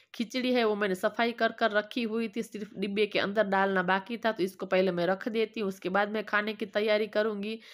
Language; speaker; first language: Hindi; non-native, local second language; Gujarati